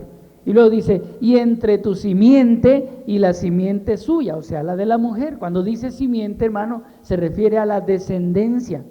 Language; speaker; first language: Spanish; native; Spanish